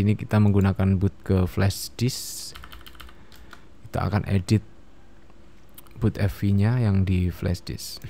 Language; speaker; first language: Indonesian; native; Indonesian